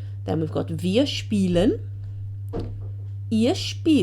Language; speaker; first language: German; non-native, learner; English